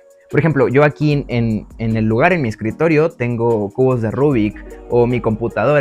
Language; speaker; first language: Spanish; native; Spanish